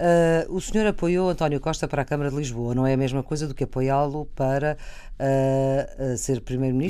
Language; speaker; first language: Portuguese; native; Portuguese